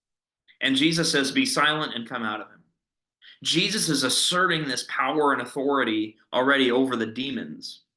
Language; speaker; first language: English; native; English